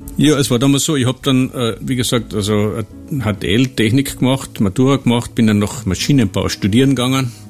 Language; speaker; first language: German; native; German